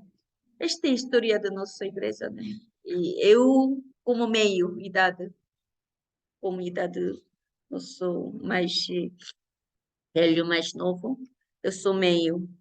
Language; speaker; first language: Portuguese; non-native, learner; Korean